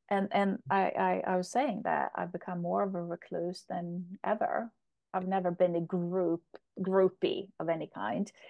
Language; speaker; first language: English; non-native, fluent; Polish